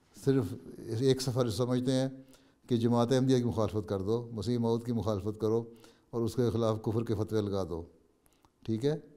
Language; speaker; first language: Urdu; native; Urdu